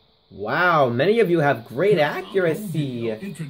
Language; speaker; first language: English; native; English